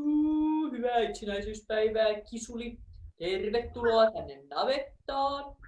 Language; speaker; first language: Finnish; native; Finnish